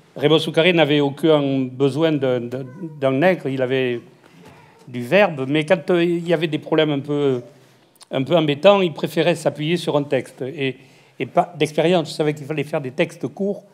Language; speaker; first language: French; native; French